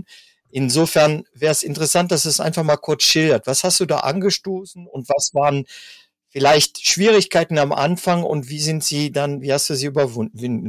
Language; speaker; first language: German; native; German